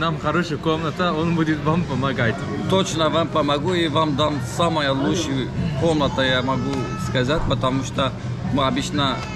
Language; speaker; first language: Russian; non-native, learner; Turkish